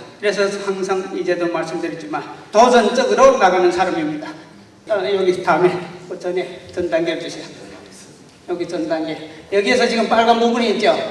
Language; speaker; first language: Korean; native; Korean